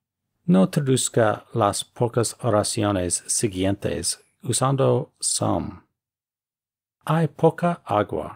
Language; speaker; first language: Spanish; non-native, fluent; English